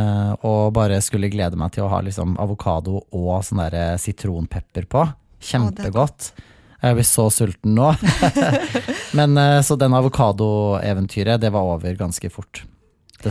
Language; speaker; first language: Norwegian; native; Norwegian